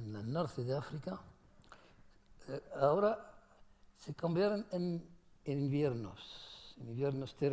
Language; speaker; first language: Spanish; non-native, fluent; Arabic